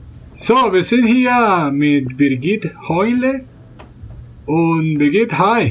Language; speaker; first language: German; non-native, fluent; Spanish